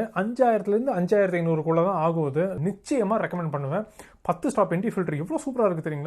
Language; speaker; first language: Tamil; native; Tamil